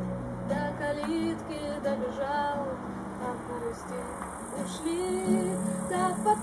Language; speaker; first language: Russian; native; Russian